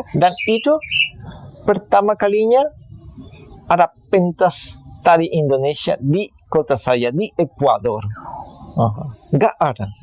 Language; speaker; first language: Indonesian; non-native, fluent; Spanish